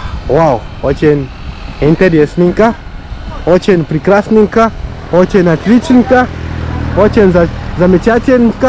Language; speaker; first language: Russian; non-native, fluent; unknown